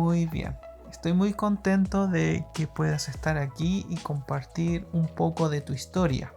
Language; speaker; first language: Spanish; native; Spanish